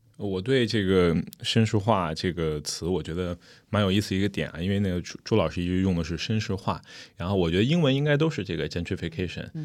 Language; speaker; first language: Chinese; native; Chinese